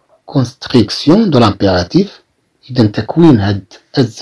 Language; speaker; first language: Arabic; native; Arabic